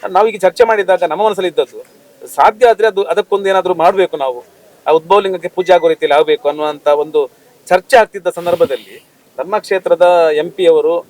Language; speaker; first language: Kannada; native; Kannada